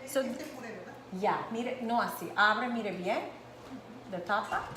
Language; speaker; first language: Spanish; non-native, learner; English